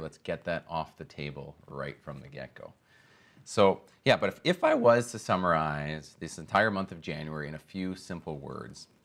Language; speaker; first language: English; native; English